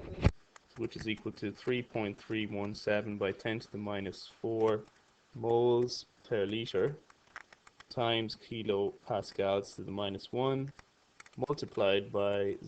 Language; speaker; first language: English; native; English